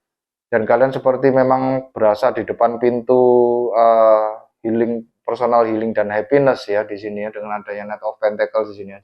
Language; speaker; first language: Indonesian; native; Indonesian